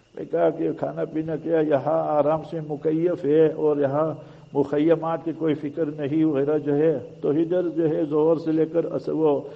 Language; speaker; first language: Urdu; native; Urdu